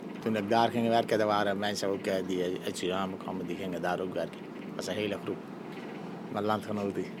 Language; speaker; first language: Dutch; non-native, local second language; Caribbean Hindustani